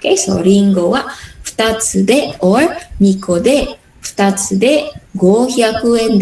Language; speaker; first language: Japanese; non-native, fluent; Filipino